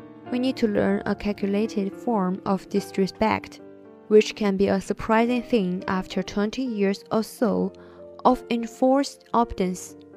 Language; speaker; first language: English; non-native, learner; Chinese